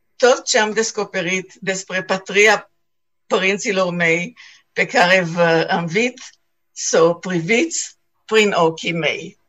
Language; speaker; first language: Romanian; non-native, learner; Hebrew